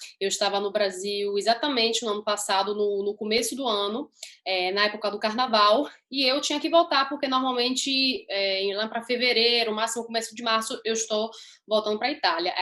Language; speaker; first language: Portuguese; early bilingual, heritage; Portuguese